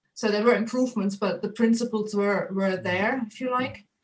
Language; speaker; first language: English; non-native, fluent; German